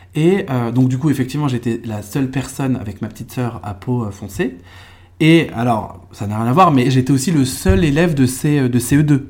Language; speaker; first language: French; native; French